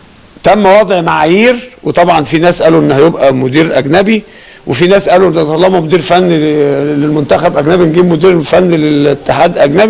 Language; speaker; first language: Arabic; native; Arabic